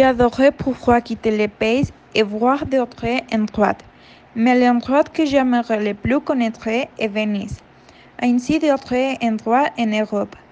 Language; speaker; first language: French; non-native, learner; Spanish